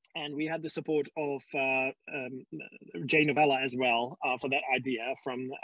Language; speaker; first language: English; non-native, fluent; Hungarian